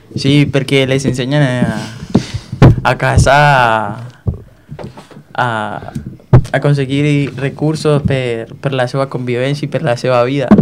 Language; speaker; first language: Catalan; non-native, learner; Spanish